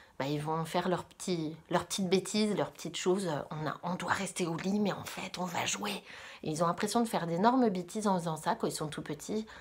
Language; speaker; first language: French; native; French